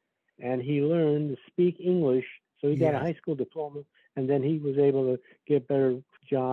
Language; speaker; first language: English; early bilingual, other home language; Slovak